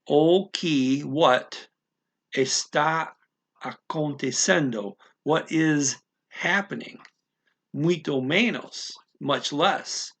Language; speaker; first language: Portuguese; non-native, learner; English